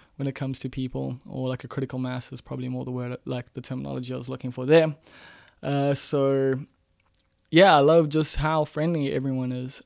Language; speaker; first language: English; native; English